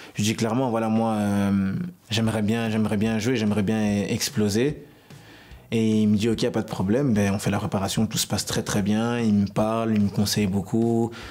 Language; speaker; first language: French; native; French